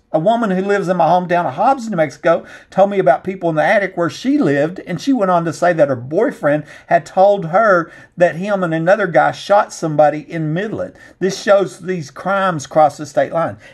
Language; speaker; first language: English; native; English